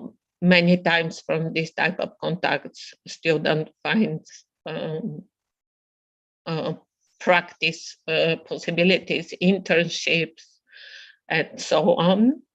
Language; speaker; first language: English; non-native, fluent; Bulgarian